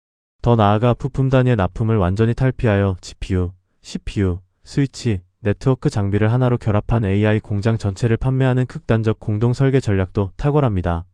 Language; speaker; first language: Korean; native; Korean